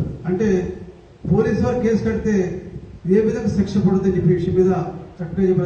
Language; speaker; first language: Telugu; native; Telugu